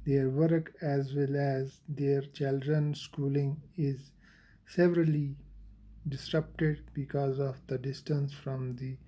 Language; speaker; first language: English; non-native, local second language; Urdu